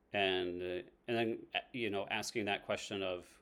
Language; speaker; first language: English; native; English